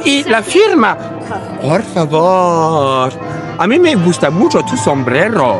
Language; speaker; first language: Spanish; non-native, learner; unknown